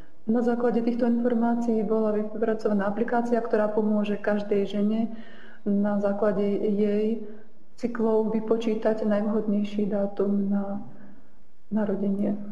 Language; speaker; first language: Slovak; native; Slovak